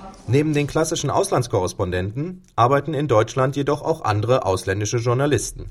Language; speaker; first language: German; native; German